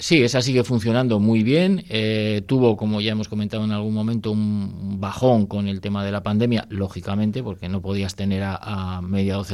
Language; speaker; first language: Spanish; native; Spanish